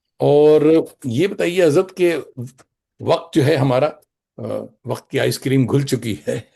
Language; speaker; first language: Urdu; native; Urdu